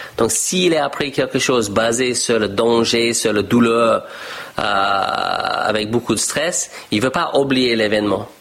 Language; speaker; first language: French; non-native, fluent; English